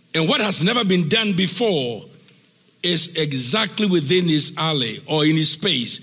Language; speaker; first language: English; non-native, local second language; Akan